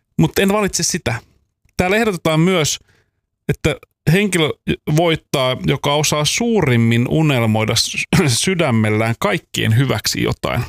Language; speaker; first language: Finnish; native; Finnish